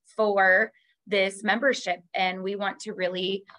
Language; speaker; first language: English; native; English